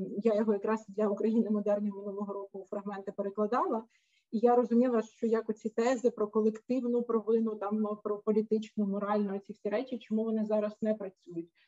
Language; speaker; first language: Ukrainian; native; Ukrainian